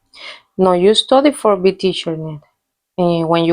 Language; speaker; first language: English; non-native, learner; Spanish